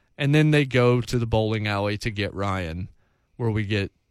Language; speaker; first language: English; native; English